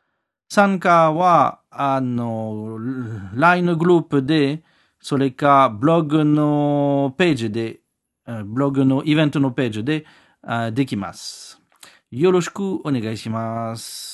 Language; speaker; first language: Japanese; non-native, learner; French